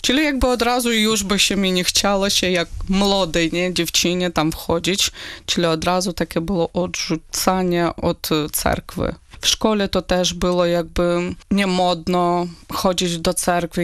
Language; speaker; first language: Polish; non-native, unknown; Russian